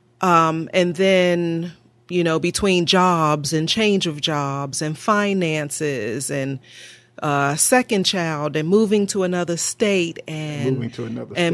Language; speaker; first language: English; native; English